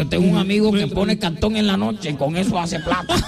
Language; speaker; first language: Spanish; native; Spanish